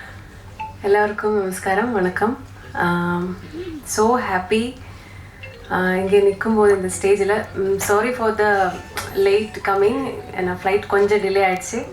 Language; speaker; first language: Tamil; non-native, fluent; Malayalam